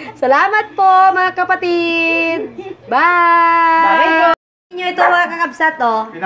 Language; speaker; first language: Filipino; non-native, local second language; Iloko